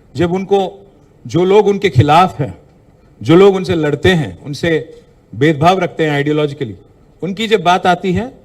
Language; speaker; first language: Hindi; non-native, local second language; Telugu